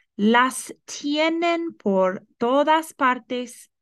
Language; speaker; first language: Spanish; non-native, fluent; English